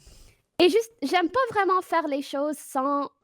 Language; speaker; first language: French; non-native, fluent; English